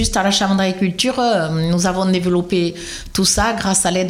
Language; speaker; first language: French; native; French